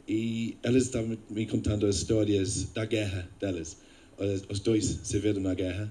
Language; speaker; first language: Portuguese; non-native, fluent; English